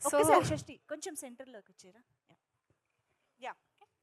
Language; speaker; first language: Telugu; native; Telugu